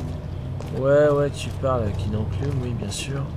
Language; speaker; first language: French; native; French